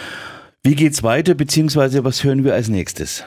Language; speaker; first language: German; native; German